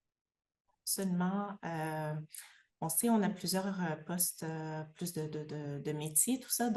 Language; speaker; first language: French; native; French